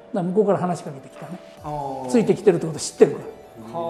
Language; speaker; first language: Japanese; native; Japanese